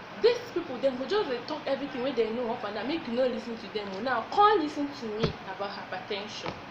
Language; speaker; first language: Nigerian Pidgin; non-native, local second language; Yoruba